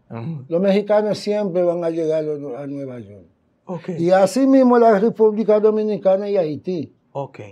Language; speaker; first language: Spanish; non-native, fluent; Haitian Creole